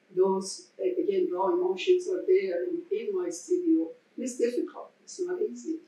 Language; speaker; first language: English; non-native, fluent; Persian